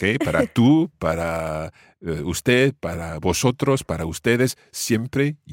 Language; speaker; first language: Spanish; non-native, fluent; English